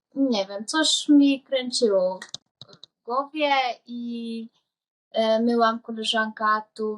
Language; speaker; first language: Polish; non-native, learner; Hungarian